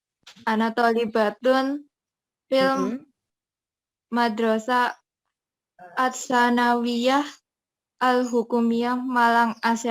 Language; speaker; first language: Arabic; non-native, learner; Indonesian